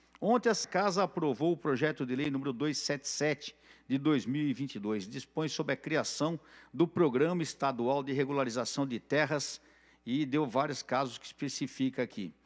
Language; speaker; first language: Portuguese; native; Portuguese